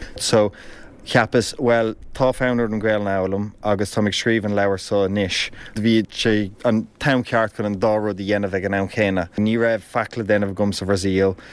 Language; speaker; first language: Irish; non-native, local second language; English